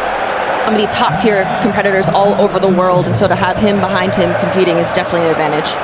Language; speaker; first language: English; native; English